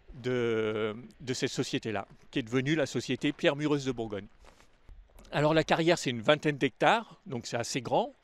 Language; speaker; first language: French; native; French